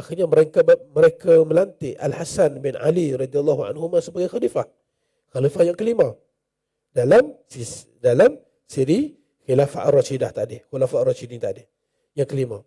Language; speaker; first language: Malay; native; Malay